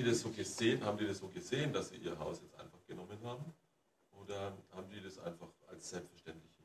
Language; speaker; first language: German; native; German